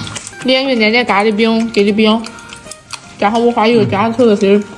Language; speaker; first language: Chinese; native; Chinese